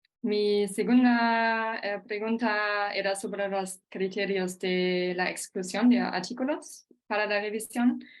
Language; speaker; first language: Spanish; non-native, fluent; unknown